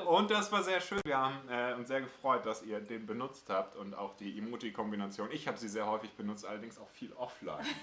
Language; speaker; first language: German; native; German